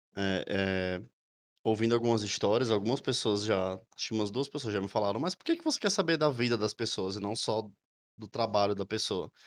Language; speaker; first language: Portuguese; native; Portuguese